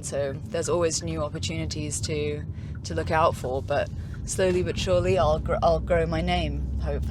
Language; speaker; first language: English; native; English